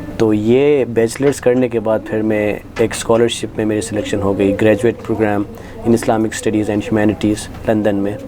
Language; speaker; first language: Urdu; non-native, local second language; Khowar